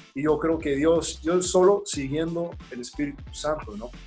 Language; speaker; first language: Spanish; early bilingual, heritage; Spanish